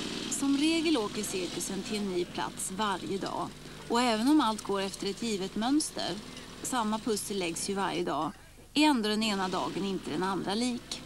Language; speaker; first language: Swedish; native; Swedish